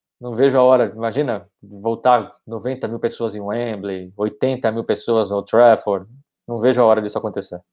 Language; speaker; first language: Portuguese; native; Portuguese